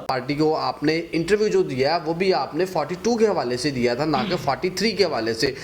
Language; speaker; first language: Urdu; non-native, local second language; Punjabi